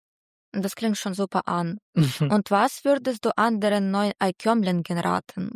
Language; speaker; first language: German; native; German